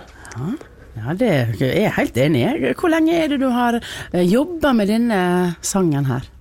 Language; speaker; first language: Norwegian; native; Norwegian